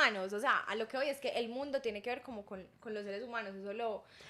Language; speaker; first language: Spanish; native; Spanish